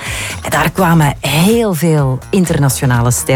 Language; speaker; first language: Dutch; native; Dutch